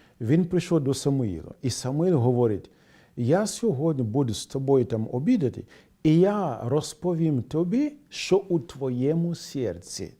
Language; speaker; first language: Ukrainian; non-native, fluent; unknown